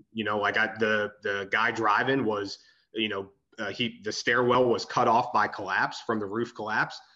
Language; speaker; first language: English; native; English